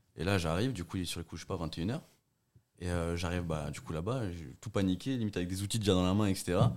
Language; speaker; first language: French; early bilingual, other home language; Portuguese